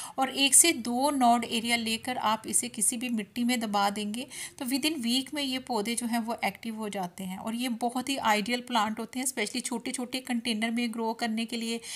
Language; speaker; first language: Hindi; non-native, local second language; Punjabi